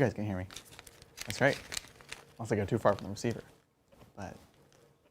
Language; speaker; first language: English; native; English